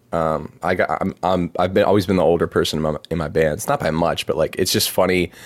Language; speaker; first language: English; native; English